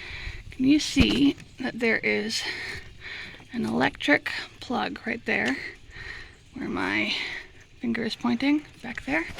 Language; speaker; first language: English; native; English